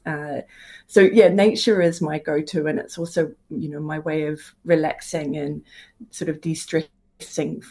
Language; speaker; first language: English; native; English